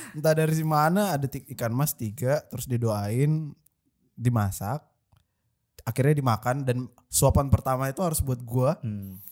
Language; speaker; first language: Indonesian; native; Indonesian